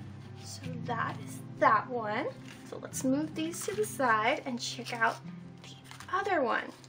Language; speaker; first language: English; native; English